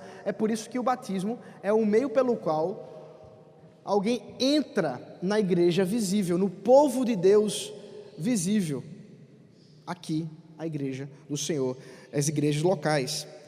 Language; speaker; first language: Portuguese; native; Portuguese